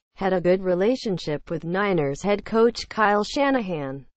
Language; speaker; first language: English; native; English